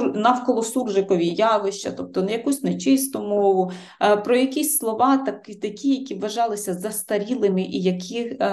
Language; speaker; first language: Ukrainian; native; Ukrainian